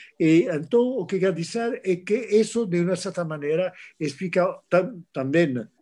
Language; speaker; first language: Portuguese; non-native, fluent; French